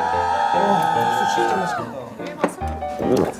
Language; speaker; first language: Korean; native; Korean